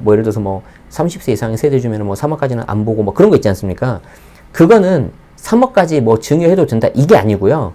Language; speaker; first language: Korean; native; Korean